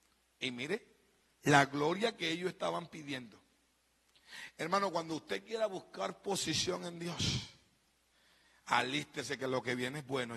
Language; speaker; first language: Spanish; native; Spanish